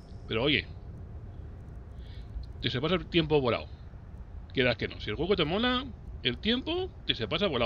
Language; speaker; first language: Spanish; native; Spanish